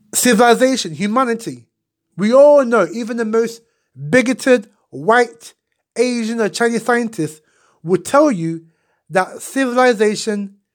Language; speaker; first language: English; non-native, local second language; Akan